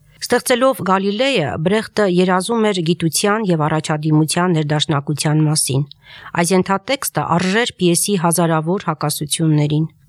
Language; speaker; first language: Armenian; native; Armenian